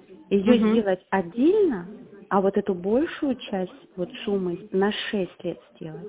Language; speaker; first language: Russian; native; Russian